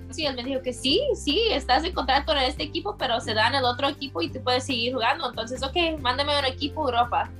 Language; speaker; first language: Spanish; early bilingual, heritage; Spanish